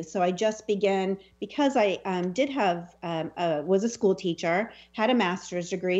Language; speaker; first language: English; native; English